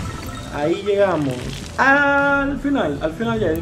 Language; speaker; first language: Spanish; native; Spanish